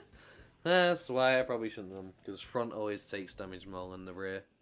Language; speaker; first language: English; native; English